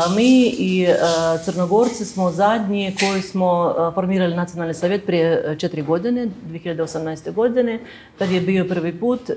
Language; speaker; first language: Serbian; non-native, fluent; Russian